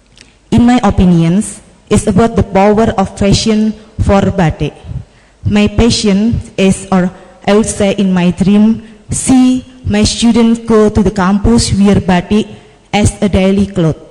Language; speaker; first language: English; non-native, learner; Indonesian